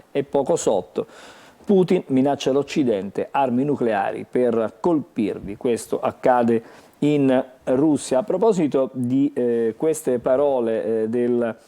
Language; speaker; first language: Italian; native; Italian